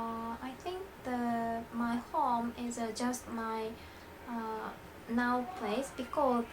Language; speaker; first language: English; non-native, learner; Japanese